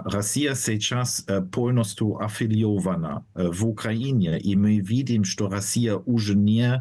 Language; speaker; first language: Russian; non-native, fluent; German